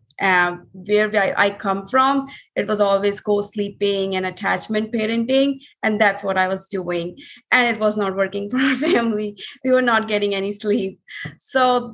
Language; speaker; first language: English; non-native, local second language; Hindi